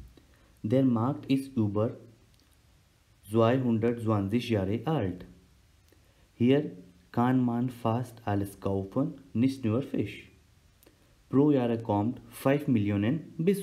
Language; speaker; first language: German; non-native, learner; Hindi